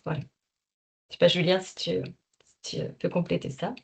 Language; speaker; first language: French; native; French